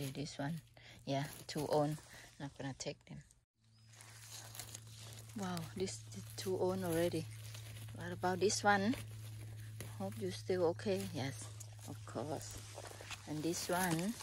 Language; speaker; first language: English; non-native, learner; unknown